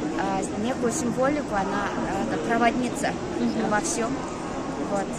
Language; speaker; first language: Russian; non-native, local second language; Kyrgyz